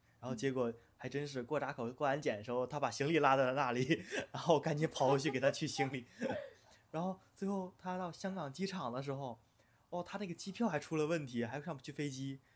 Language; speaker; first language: Chinese; native; Chinese